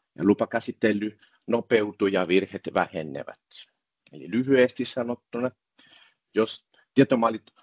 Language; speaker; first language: Finnish; non-native, fluent; Spanish